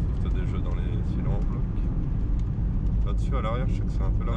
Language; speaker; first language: French; native; French